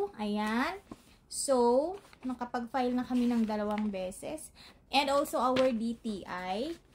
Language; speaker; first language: Filipino; native; Filipino